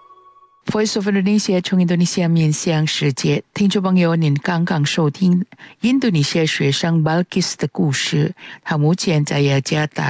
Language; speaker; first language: Chinese; non-native, fluent; Indonesian